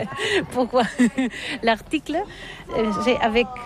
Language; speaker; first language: French; non-native, learner; Catalan